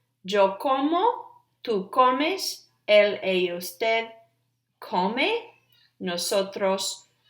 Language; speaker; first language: Spanish; non-native, fluent; English